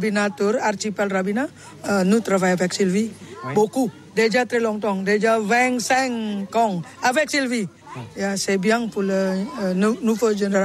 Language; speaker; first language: French; non-native, learner; Indonesian